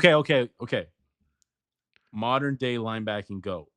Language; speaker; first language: English; native; English